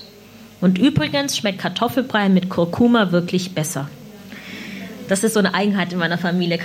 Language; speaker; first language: German; early bilingual, other home language; Punjabi